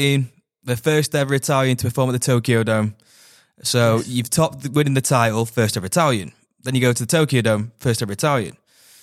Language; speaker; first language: English; native; English